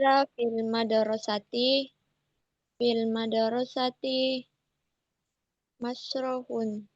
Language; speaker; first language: Arabic; non-native, learner; Indonesian